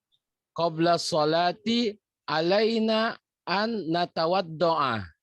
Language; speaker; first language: Arabic; non-native, learner; Indonesian